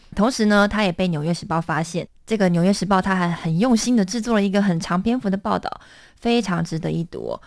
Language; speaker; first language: Chinese; native; Chinese